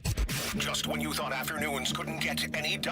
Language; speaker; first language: English; native; English